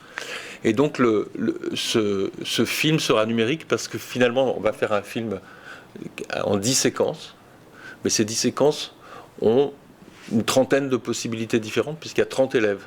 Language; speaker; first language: French; native; French